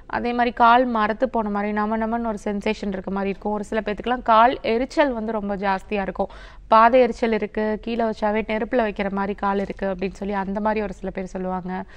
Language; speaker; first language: Tamil; native; Tamil